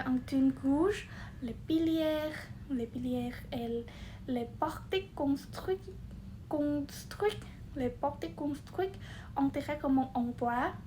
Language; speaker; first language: French; non-native, learner; Vietnamese